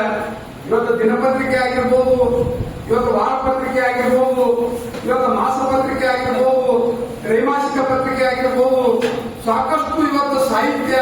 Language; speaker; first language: Kannada; native; Kannada